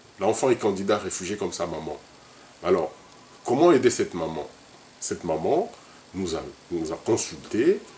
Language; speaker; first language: French; non-native, local second language; Lingala